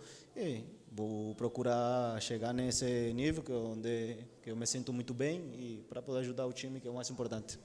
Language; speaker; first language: Portuguese; non-native, fluent; Spanish